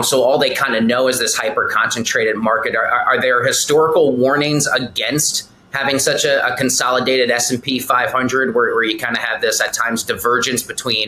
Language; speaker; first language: English; native; English